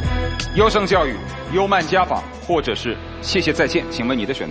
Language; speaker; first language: Chinese; native; Chinese